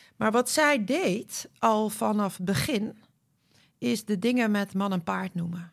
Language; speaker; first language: Dutch; early bilingual, other home language; Croatian